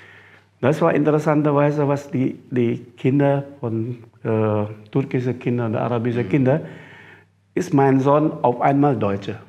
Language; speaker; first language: German; non-native, fluent; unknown